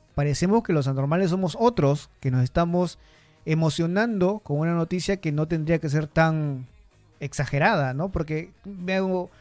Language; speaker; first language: Spanish; native; Spanish